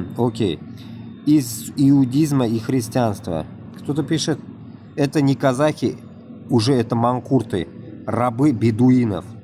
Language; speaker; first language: Russian; non-native, local second language; Tatar